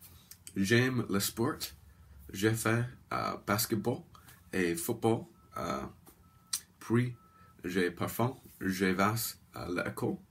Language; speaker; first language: French; non-native, learner; English